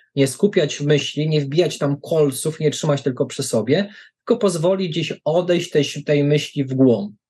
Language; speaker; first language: Polish; native; Polish